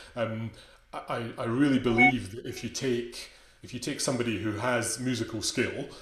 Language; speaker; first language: English; native; English